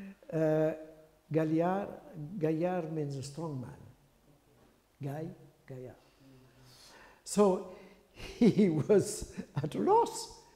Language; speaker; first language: English; non-native, fluent; French